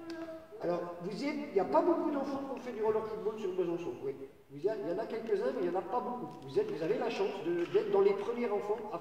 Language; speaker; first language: French; native; French